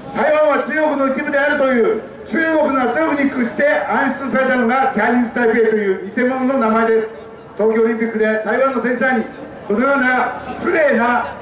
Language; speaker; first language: Japanese; native; Japanese